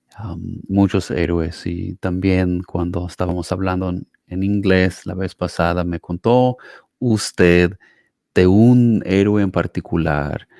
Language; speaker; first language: Spanish; non-native, fluent; English